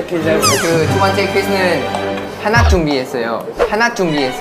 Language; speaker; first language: Korean; non-native, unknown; Thai